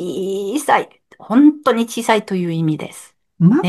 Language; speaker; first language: Japanese; non-native, learner; French